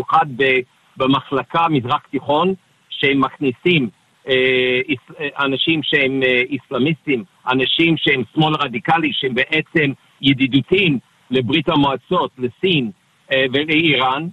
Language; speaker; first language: Hebrew; non-native, fluent; English